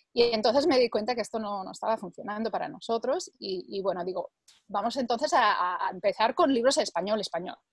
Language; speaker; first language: Spanish; early bilingual, other home language; English